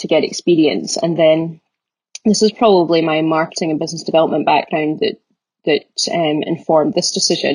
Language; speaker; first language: English; native; English